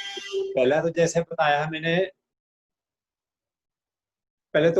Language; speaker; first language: Hindi; native; Hindi